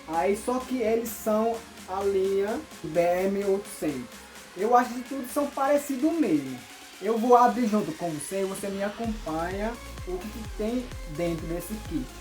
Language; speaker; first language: Portuguese; non-native, local second language; Ticuna